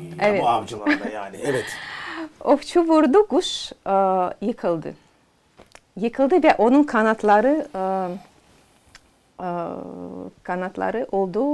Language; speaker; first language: Turkish; non-native, learner; Azerbaijani